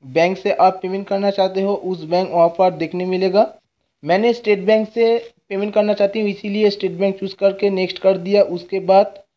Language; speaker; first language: Hindi; non-native, local second language; Bangla